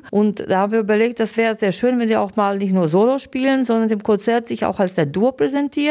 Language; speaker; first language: German; non-native, fluent; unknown